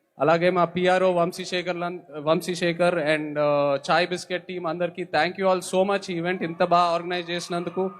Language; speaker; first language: Telugu; native; Telugu